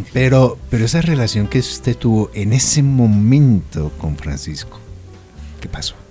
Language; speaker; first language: Spanish; native; Spanish